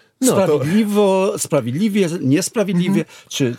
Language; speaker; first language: Polish; non-native, fluent; Hebrew